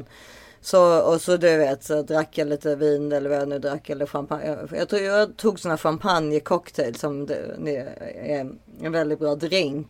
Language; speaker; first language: Swedish; native; Swedish